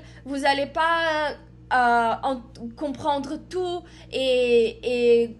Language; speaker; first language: French; non-native, fluent; Portuguese